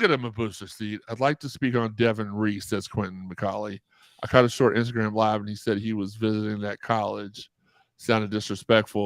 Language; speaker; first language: English; native; English